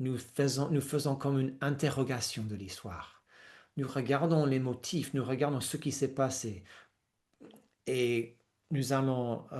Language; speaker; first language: French; non-native, fluent; English